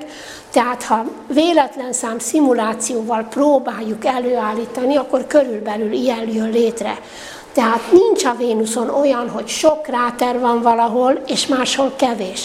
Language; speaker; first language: Hungarian; native; Hungarian